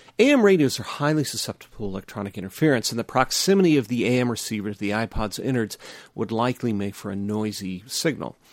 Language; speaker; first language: English; native; English